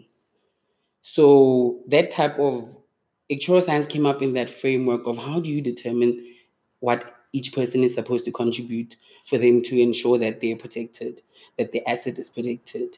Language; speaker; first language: English; non-native, local second language; Tswana